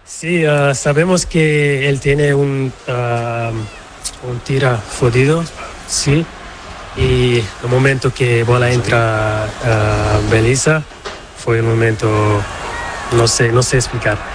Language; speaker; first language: Spanish; non-native, learner; Portuguese